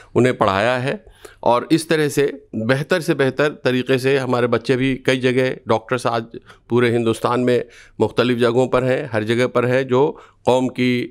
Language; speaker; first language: Hindi; native; Hindi